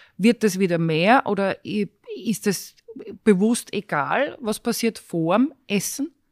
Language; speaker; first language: German; native; German